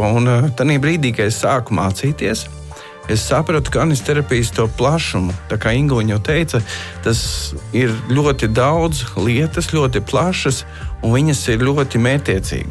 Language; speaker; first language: Latvian; native; Latvian